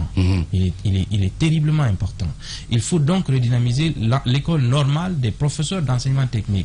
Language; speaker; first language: French; non-native, local second language; Fula